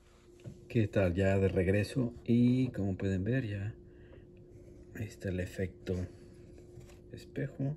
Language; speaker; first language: Spanish; native; Spanish